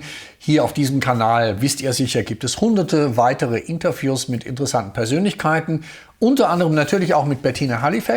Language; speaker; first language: German; native; German